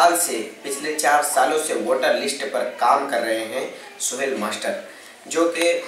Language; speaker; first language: Hindi; native; Hindi